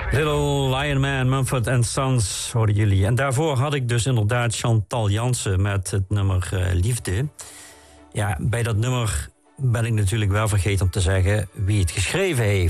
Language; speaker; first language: Dutch; native; Dutch